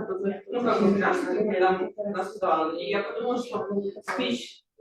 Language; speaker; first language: Russian; early bilingual, heritage; Russian